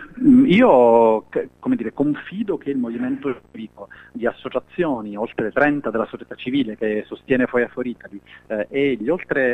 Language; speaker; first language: Italian; native; Italian